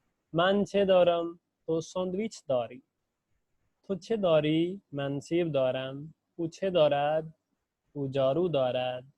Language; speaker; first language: Persian; non-native, fluent; Urdu